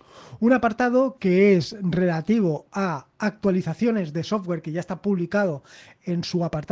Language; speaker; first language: Spanish; native; Spanish